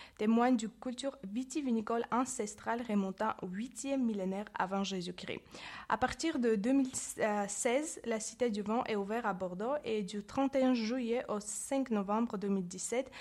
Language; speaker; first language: French; non-native, learner; Georgian